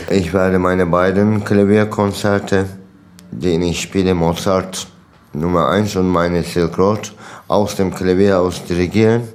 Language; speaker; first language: German; non-native, fluent; Turkish